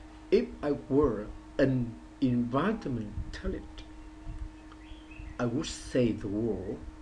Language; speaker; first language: English; non-native, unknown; Vietnamese